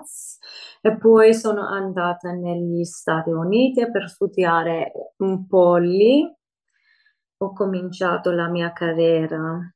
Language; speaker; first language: Italian; early bilingual, heritage; English